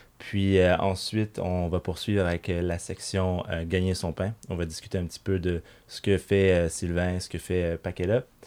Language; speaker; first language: French; native; French